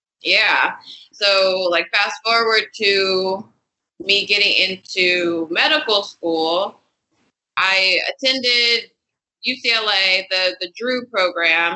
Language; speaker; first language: English; native; English